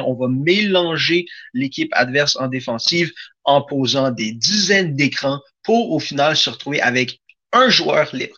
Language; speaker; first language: French; native; French